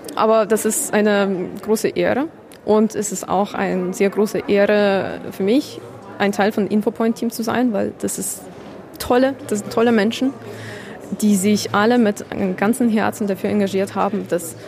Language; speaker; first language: German; non-native, fluent; Ukrainian